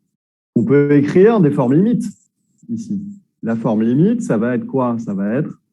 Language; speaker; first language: French; native; French